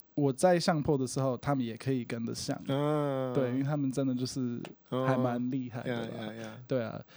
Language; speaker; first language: Chinese; non-native, fluent; English